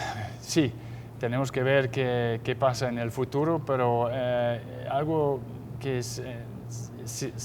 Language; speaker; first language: Spanish; non-native, fluent; English